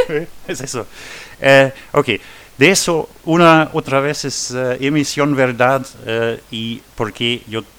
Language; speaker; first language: Spanish; non-native, learner; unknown